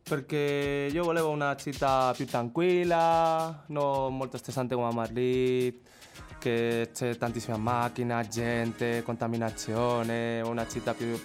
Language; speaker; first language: Italian; non-native, learner; Chinese